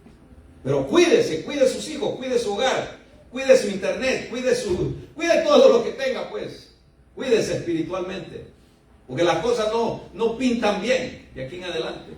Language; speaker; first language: Spanish; native; Spanish